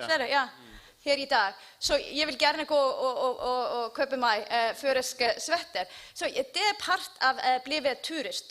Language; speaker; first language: Danish; non-native, learner; Icelandic